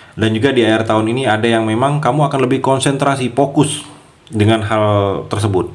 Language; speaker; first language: Indonesian; native; Indonesian